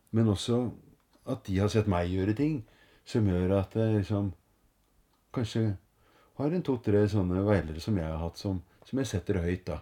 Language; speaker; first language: Norwegian; native; Norwegian